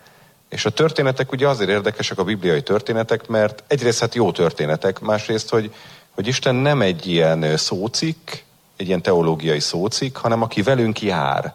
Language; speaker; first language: Hungarian; native; Hungarian